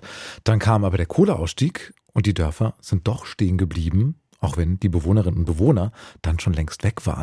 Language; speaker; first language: German; native; German